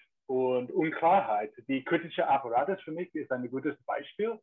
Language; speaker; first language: German; non-native, fluent; English